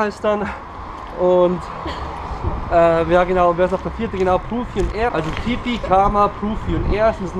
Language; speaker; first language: German; native; German